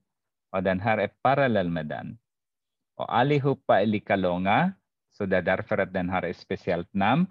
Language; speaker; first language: Swedish; non-native, fluent; Arabic